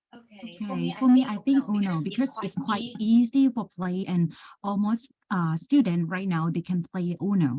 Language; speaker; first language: English; non-native, learner; Thai